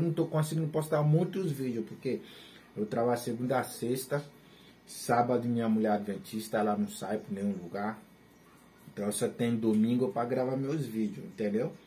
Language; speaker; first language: Portuguese; non-native, learner; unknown